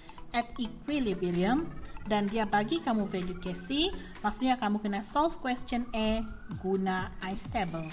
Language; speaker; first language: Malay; native; Malay